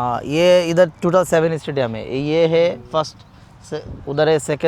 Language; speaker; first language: Hindi; non-native, learner; Bangla